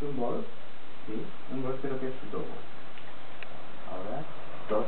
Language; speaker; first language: Spanish; non-native, learner; Japanese